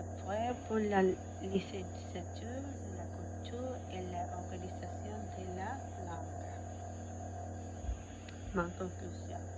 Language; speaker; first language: French; non-native, learner; Spanish